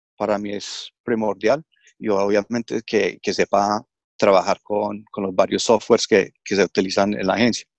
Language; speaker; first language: Spanish; early bilingual, heritage; English